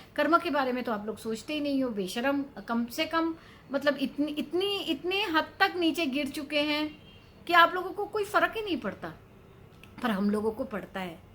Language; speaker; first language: Hindi; non-native, local second language; Bangla